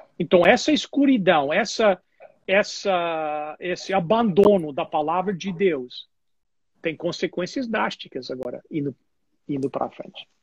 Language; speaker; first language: Portuguese; non-native, fluent; English